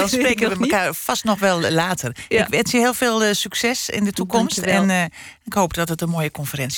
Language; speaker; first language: Dutch; native; Dutch